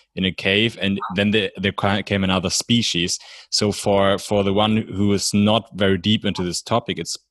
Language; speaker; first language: English; non-native, fluent; German